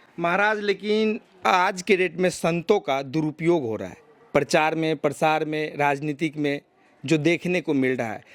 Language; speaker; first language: Hindi; native; Hindi